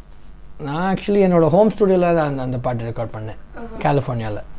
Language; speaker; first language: Tamil; early bilingual, heritage; Tamil